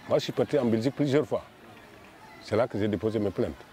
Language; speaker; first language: French; non-native, local second language; Wolof